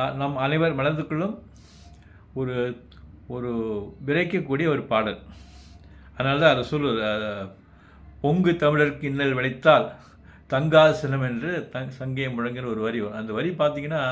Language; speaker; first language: Tamil; native; Tamil